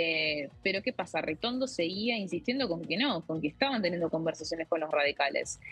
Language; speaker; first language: Spanish; native; Spanish